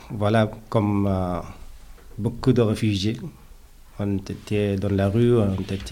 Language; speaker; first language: French; non-native, learner; Arabic